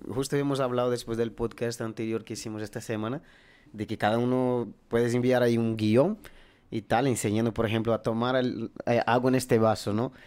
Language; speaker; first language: Spanish; non-native, fluent; Portuguese